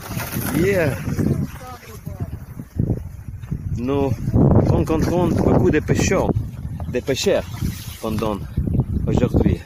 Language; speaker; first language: French; non-native, learner; Ukrainian